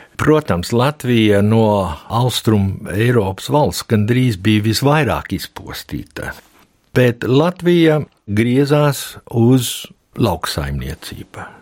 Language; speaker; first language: Latvian; early bilingual, heritage; Latvian